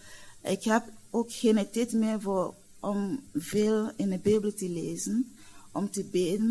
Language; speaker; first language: Dutch; non-native, learner; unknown